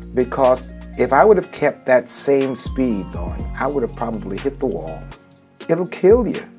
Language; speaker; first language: English; native; English